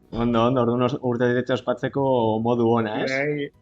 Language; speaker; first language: Basque; native; Basque